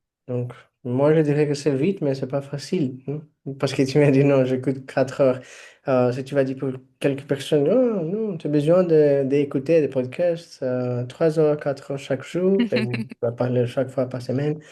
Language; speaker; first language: French; non-native, fluent; Portuguese